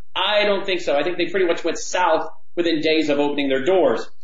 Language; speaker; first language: English; native; English